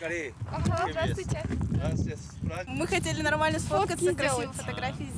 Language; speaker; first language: Russian; non-native, local second language; Uzbek